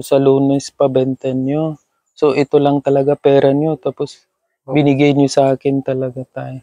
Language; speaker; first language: Filipino; non-native, learner; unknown